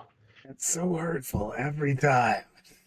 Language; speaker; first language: English; native; English